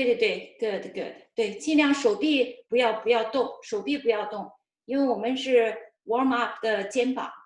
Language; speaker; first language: Chinese; native; Chinese